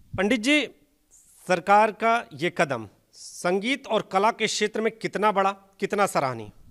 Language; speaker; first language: Hindi; native; Hindi